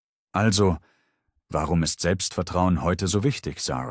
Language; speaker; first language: German; native; German